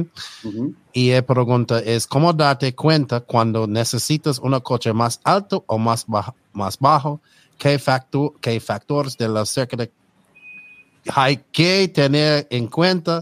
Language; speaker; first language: Spanish; non-native, learner; English